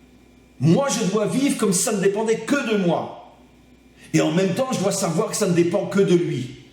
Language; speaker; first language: French; native; French